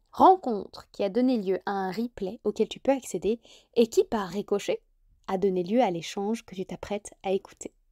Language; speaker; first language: French; native; French